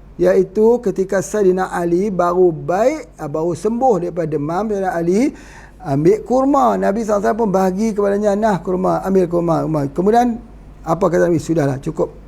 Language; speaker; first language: Malay; native; Malay